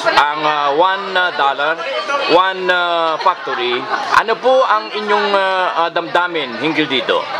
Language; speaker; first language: Filipino; native; Filipino